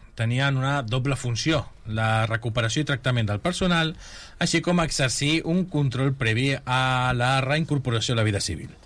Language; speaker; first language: Catalan; non-native, local second language; Spanish